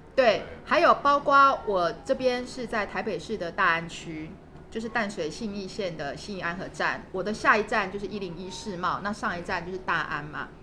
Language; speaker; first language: Chinese; native; Chinese